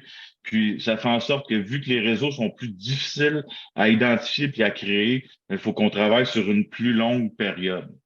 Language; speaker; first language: French; native; French